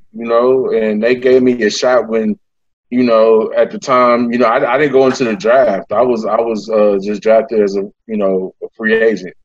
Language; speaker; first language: English; native; English